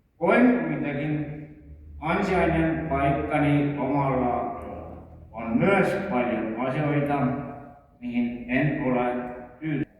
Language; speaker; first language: Finnish; non-native, local second language; Estonian